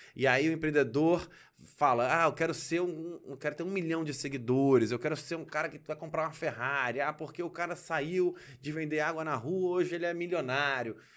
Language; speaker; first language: Portuguese; native; Portuguese